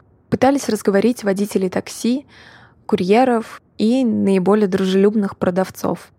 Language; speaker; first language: Russian; native; Russian